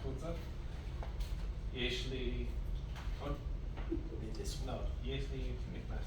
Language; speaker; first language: Hebrew; non-native, learner; English